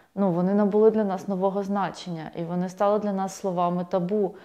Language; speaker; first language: Ukrainian; native; Ukrainian